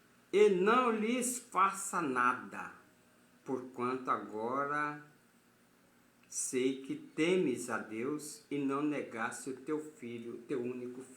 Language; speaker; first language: Portuguese; native; Portuguese